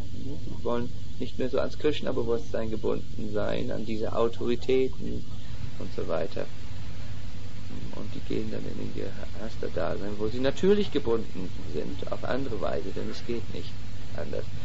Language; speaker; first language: German; native; German